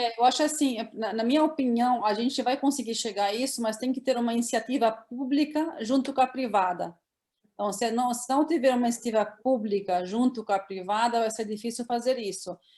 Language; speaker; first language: Portuguese; non-native, fluent; Arabic